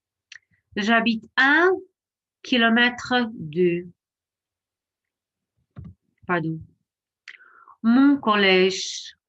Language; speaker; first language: French; non-native, fluent; English